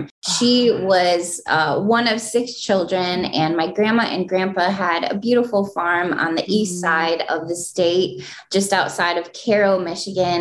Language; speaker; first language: English; native; English